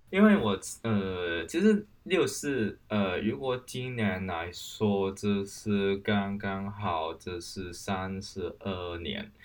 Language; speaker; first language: Chinese; non-native, local second language; Cantonese